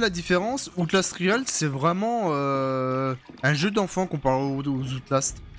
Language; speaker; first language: French; native; French